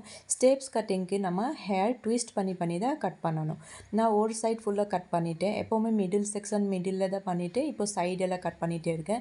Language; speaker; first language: Tamil; non-native, fluent; Assamese